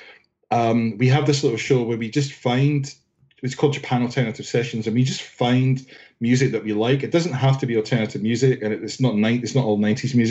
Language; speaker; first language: English; native; English